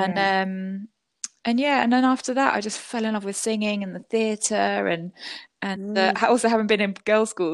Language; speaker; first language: English; native; English